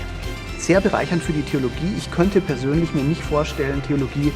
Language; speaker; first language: German; native; German